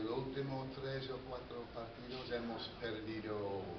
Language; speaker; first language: Spanish; non-native, fluent; English